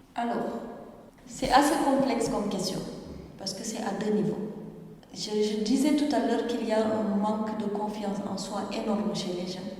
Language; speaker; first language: French; non-native, local second language; Wolof